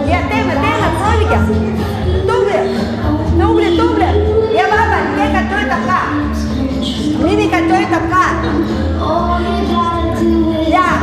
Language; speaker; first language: Estonian; non-native, learner; Russian